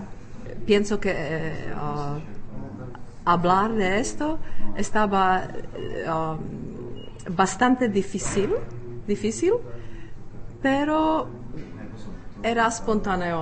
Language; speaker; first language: Spanish; non-native, fluent; Czech